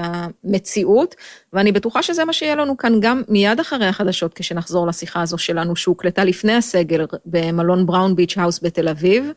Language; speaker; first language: Hebrew; native; Hebrew